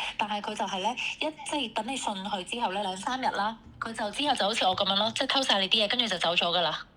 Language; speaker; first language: Cantonese; native; Cantonese